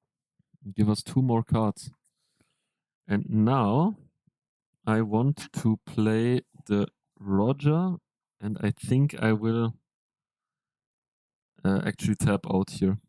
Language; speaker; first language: English; non-native, fluent; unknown